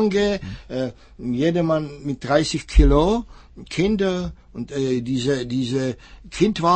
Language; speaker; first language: German; non-native, fluent; Czech